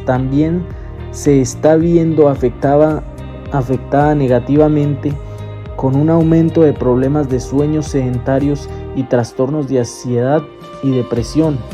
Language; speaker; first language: Spanish; native; Spanish